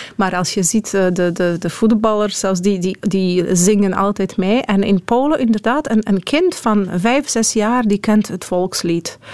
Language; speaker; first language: Dutch; non-native, fluent; Polish